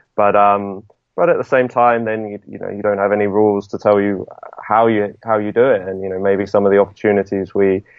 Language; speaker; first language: English; native; English